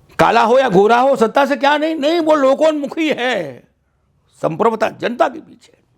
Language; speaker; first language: Hindi; native; Hindi